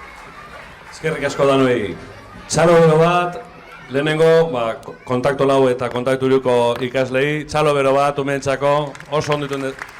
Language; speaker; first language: Basque; native; Basque